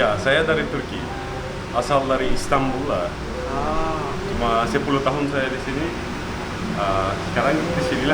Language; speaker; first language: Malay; non-native, fluent; Turkish